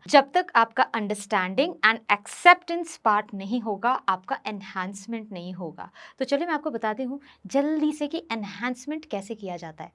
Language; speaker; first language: Hindi; non-native, local second language; Bhojpuri